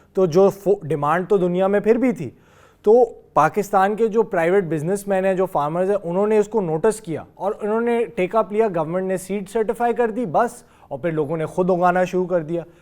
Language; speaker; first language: Urdu; native; Urdu